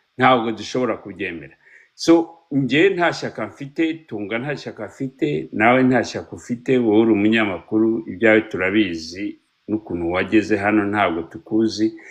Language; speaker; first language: Kinyarwanda; early bilingual, heritage; Kinyarwanda